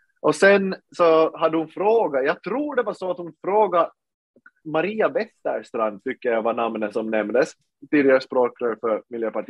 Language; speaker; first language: Swedish; native; Swedish